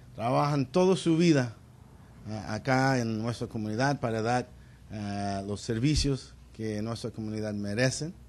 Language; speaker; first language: Spanish; early bilingual, other home language; English